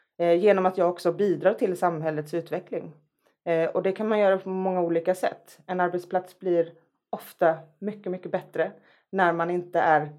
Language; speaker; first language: Swedish; native; Swedish